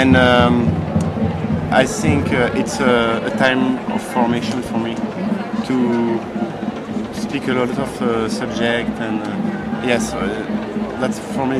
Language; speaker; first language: English; non-native, learner; French